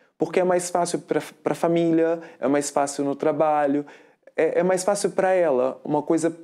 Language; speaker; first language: Portuguese; native; Portuguese